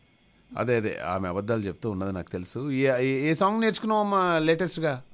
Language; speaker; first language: Telugu; native; Telugu